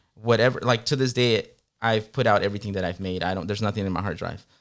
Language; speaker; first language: English; native; English